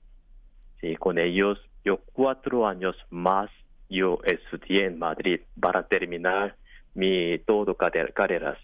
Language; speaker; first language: Spanish; non-native, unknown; Korean